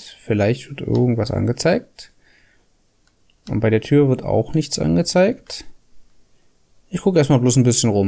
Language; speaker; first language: German; native; German